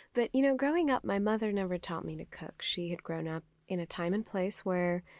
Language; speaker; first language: English; non-native, local second language; Urdu